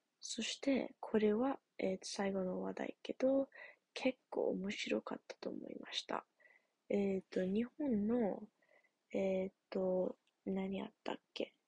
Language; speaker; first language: Japanese; non-native, learner; English